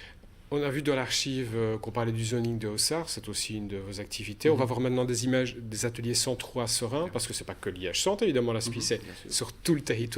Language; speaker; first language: French; native; French